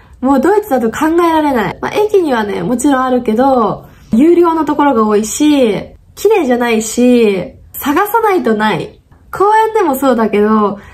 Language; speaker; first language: Japanese; non-native, fluent; German